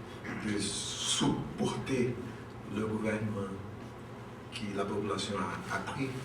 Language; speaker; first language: French; non-native, local second language; Portuguese